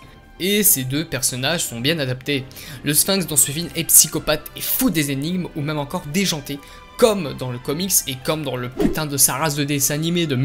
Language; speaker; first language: French; native; French